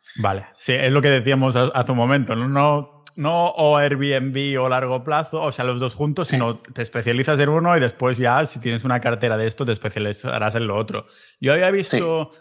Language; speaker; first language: Spanish; native; Spanish